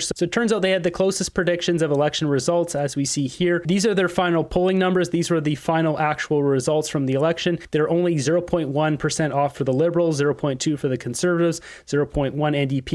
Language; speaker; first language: English; native; English